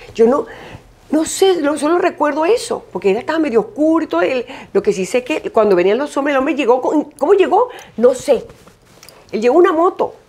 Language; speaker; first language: Spanish; native; Spanish